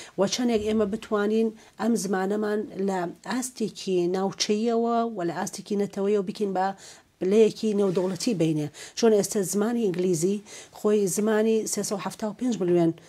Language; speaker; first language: Central Kurdish; native; Central Kurdish